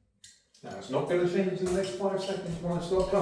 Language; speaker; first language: English; native; English